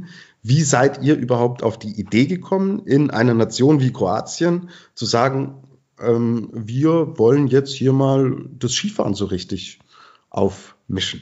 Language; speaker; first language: German; native; German